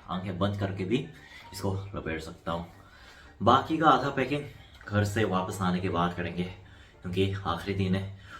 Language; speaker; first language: Hindi; native; Hindi